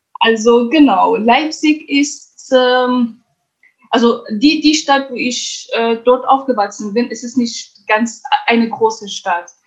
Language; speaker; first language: German; non-native, fluent; Kurdish